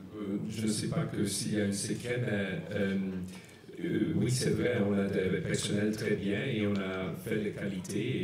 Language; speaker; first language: French; non-native, local second language; Dutch